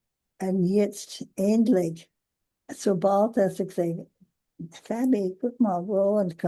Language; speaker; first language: German; non-native, learner; English